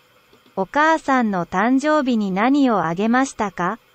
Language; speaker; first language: Japanese; non-native, learner; Vietnamese